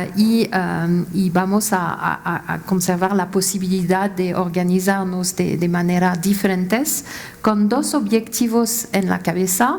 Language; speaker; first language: Spanish; non-native, fluent; French